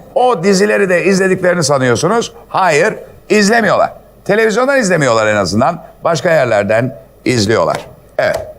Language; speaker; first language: Turkish; native; Turkish